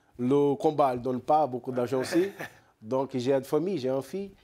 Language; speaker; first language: French; non-native, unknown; Portuguese